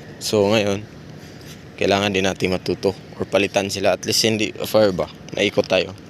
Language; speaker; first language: Filipino; non-native, local second language; Cebuano